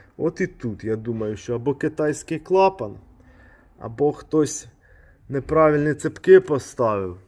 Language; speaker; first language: Ukrainian; non-native, local second language; Russian